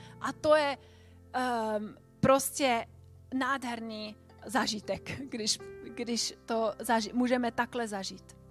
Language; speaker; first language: Czech; non-native, fluent; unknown